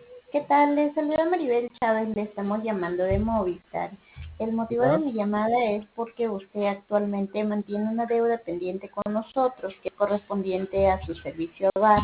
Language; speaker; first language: Spanish; native; Spanish